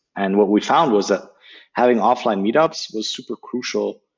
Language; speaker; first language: English; non-native, fluent; German